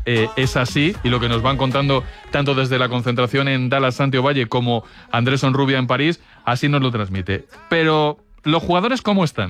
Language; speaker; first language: Spanish; native; Spanish